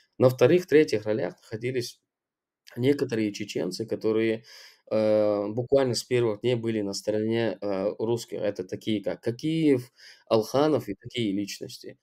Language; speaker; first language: Russian; non-native, local second language; Chechen